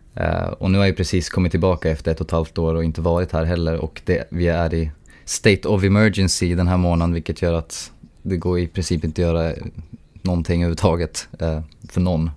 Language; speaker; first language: Swedish; native; Swedish